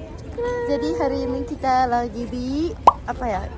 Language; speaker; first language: Indonesian; non-native, learner; Japanese